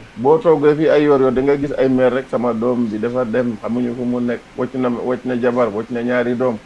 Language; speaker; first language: Wolof; non-native, local second language; Serer